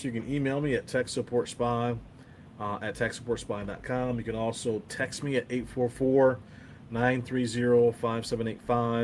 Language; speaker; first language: English; native; English